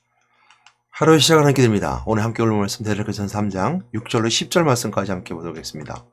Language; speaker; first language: Korean; native; Korean